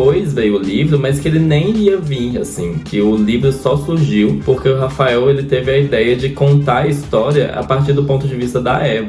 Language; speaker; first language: Portuguese; native; Portuguese